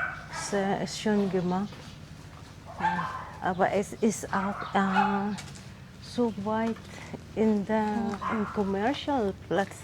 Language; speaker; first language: German; non-native, learner; Filipino